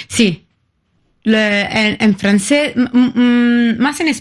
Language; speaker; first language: Spanish; non-native, fluent; Italian